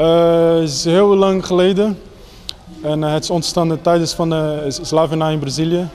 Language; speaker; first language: Dutch; non-native, fluent; Portuguese